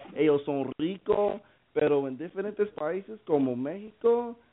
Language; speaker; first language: Spanish; non-native, learner; English